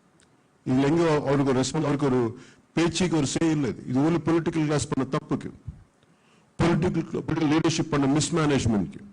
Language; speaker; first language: Tamil; non-native, local second language; Telugu